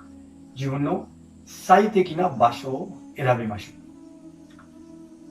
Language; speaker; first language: Japanese; non-native, fluent; Hindi